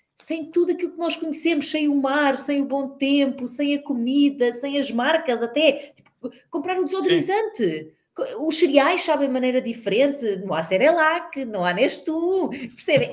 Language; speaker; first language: Portuguese; native; Portuguese